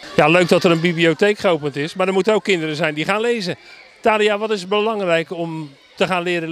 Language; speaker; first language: Dutch; native; Dutch